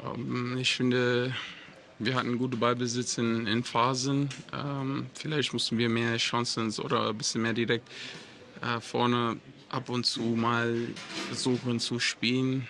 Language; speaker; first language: German; non-native, learner; English